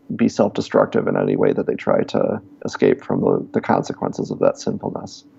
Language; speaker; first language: English; native; English